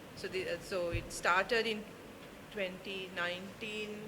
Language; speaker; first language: English; non-native, local second language; Sinhala